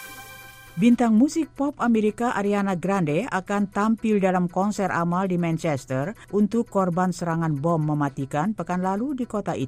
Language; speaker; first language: Indonesian; native; Indonesian